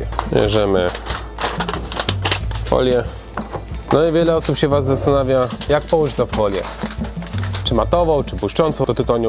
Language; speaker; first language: Polish; native; Polish